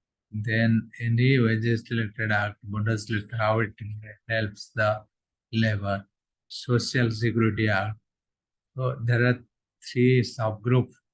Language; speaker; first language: English; non-native, local second language; Odia